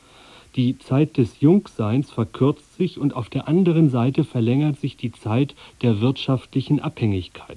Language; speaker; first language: German; native; German